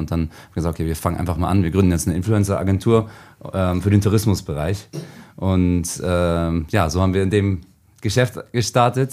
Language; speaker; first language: German; native; German